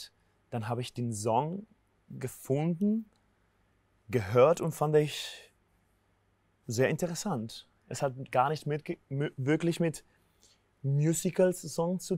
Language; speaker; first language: German; non-native, fluent; Spanish